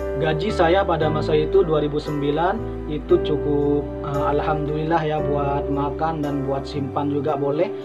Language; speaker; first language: Indonesian; non-native, local second language; Madurese